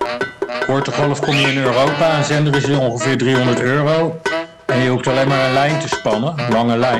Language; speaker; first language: Dutch; native; Dutch